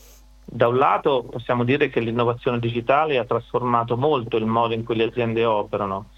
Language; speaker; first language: Italian; native; Italian